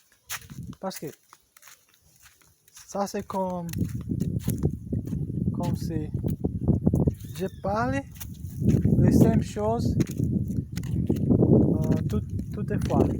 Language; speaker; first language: French; non-native, learner; Portuguese